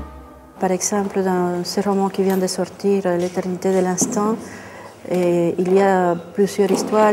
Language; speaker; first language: French; non-native, fluent; Spanish